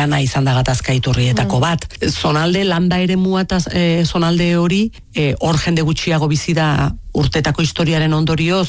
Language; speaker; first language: Basque; native; Basque